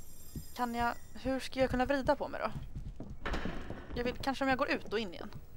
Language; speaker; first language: Swedish; native; Swedish